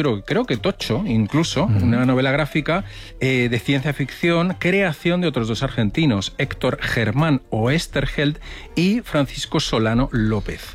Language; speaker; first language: Spanish; native; Spanish